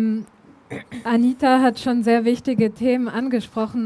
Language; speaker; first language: German; native; German